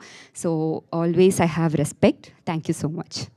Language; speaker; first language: Telugu; non-native, local second language; Tamil